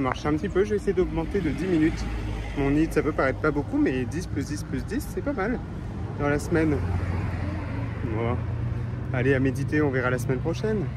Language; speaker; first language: French; native; French